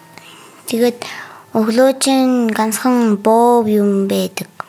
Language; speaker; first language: Mongolian; non-native, learner; Buriat